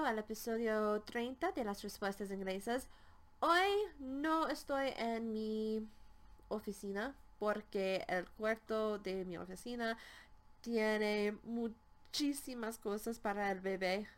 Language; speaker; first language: Spanish; non-native, fluent; English